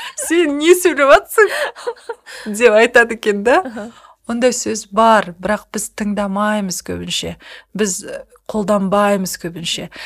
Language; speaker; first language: Kazakh; native; Kazakh